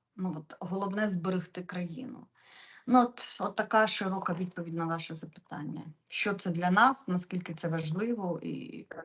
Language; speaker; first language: Ukrainian; non-native, local second language; Russian